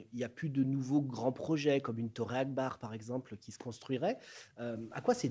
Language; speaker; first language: French; native; French